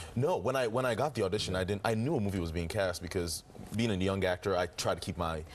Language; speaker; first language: English; non-native, local second language; Yoruba